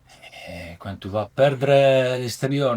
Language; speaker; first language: French; non-native, learner; Italian